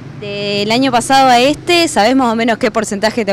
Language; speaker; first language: Spanish; native; Spanish